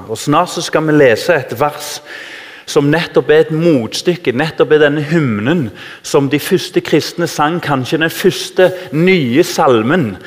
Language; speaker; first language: Norwegian; native; Norwegian